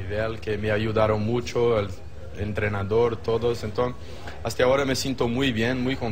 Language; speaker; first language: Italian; non-native, learner; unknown